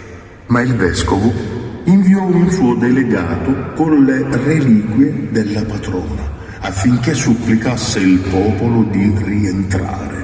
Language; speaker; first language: Italian; native; Italian